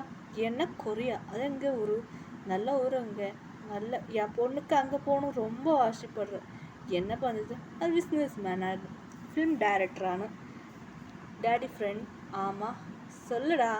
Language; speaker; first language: Tamil; non-native, learner; Malayalam